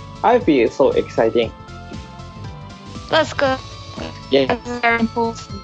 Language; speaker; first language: English; non-native, learner; Japanese